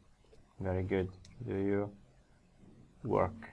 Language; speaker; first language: English; non-native, fluent; Arabic